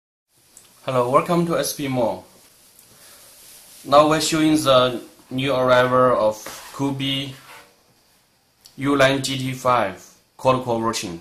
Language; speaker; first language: English; non-native, learner; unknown